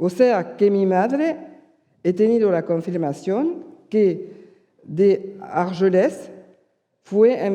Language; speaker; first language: Spanish; early bilingual, heritage; Spanish